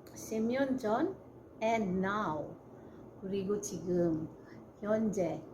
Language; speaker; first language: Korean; non-native, learner; Cebuano